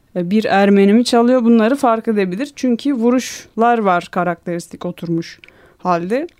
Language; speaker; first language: Turkish; non-native, local second language; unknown